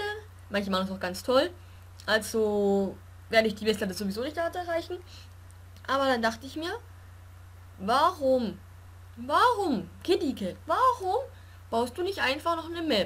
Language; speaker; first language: German; native; German